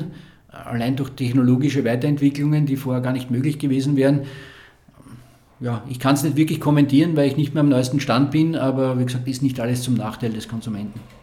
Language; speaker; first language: German; native; German